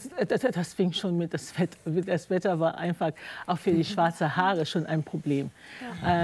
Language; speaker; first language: German; non-native, fluent; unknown